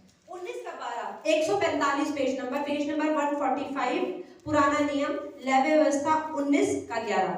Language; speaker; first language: Hindi; native; Hindi